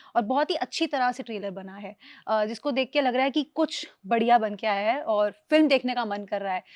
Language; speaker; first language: Hindi; native; Hindi